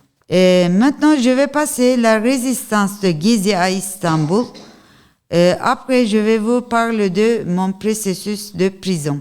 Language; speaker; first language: French; non-native, learner; Turkish